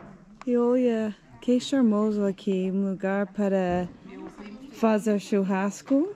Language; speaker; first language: Portuguese; non-native, learner; English